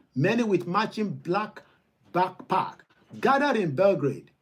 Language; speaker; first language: English; non-native, local second language; Yoruba